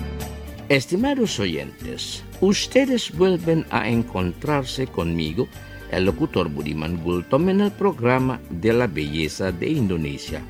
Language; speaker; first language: Spanish; non-native, fluent; Indonesian